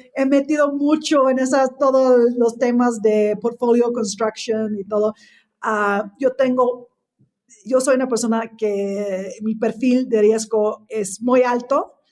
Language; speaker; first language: Spanish; non-native, fluent; English